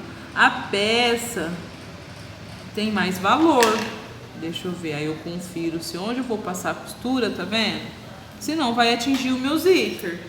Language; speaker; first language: Portuguese; native; Portuguese